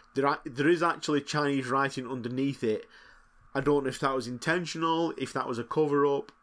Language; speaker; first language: English; native; English